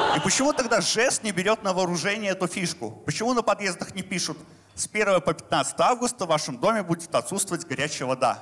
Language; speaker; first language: Russian; native; Russian